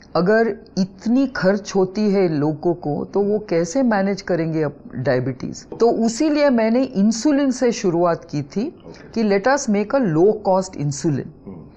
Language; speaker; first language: Hindi; non-native, local second language; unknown